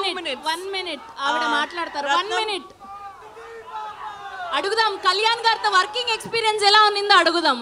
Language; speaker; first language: Telugu; native; Telugu